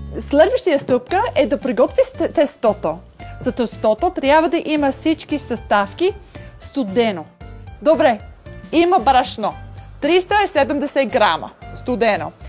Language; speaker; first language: Bulgarian; non-native, learner; English